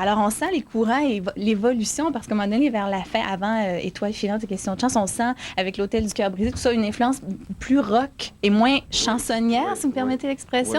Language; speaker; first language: French; native; French